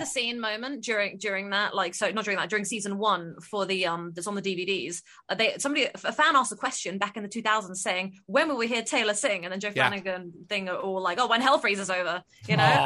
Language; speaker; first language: English; native; English